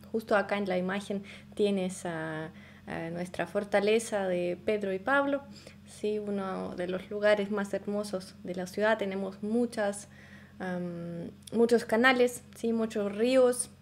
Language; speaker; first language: Spanish; non-native, fluent; Russian